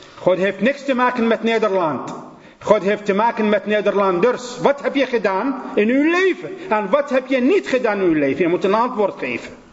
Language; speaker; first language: Dutch; non-native, fluent; Assyrian Neo-Aramaic